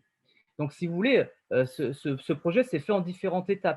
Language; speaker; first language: French; native; French